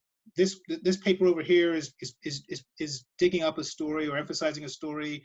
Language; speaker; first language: English; native; English